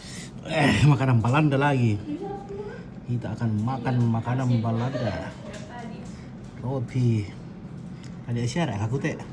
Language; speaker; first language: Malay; non-native, local second language; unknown